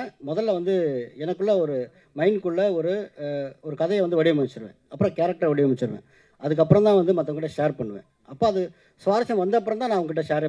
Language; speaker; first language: Tamil; native; Tamil